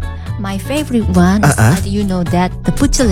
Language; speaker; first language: English; non-native, learner; Korean